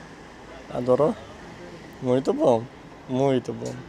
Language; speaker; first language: Portuguese; non-native, learner; Vietnamese